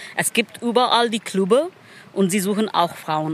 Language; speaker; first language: German; non-native, learner; Pashto